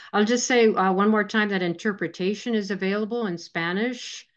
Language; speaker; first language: English; native; English